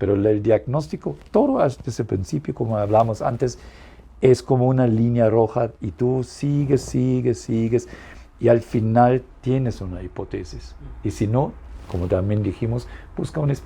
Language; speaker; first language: Spanish; non-native, fluent; German